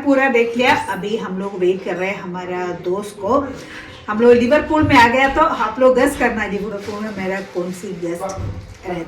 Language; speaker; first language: Hindi; non-native, local second language; Malayalam